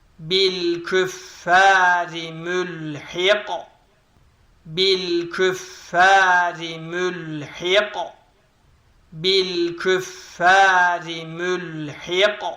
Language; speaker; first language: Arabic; non-native, fluent; Turkish